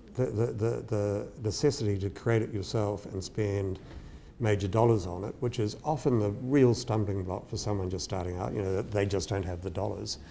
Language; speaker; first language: English; native; English